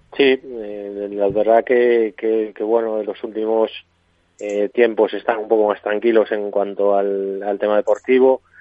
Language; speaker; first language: Spanish; native; Spanish